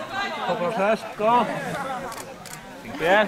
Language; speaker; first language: Polish; native; Polish